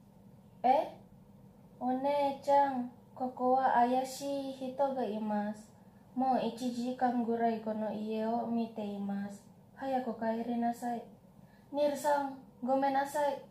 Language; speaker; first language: Japanese; non-native, learner; Indonesian